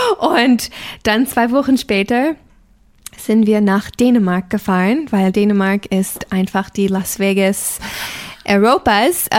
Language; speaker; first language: German; non-native, fluent; English